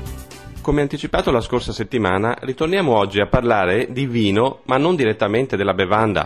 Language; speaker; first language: Italian; native; Italian